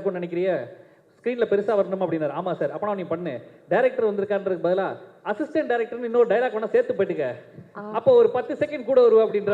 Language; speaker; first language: Tamil; native; Tamil